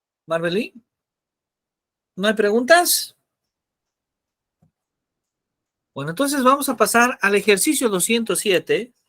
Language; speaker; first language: Spanish; native; Spanish